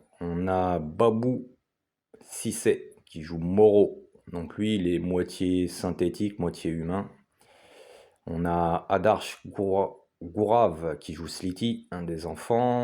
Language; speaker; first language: French; native; French